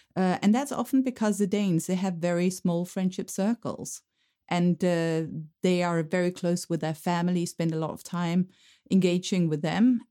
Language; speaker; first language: English; non-native, fluent; Danish